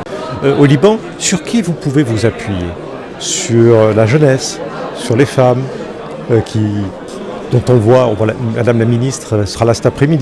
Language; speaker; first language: French; native; French